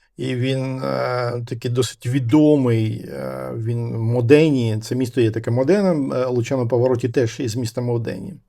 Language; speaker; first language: Ukrainian; native; Ukrainian